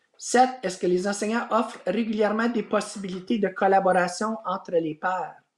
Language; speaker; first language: French; native; French